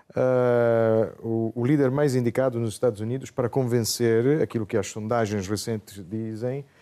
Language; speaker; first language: Portuguese; non-native, fluent; Italian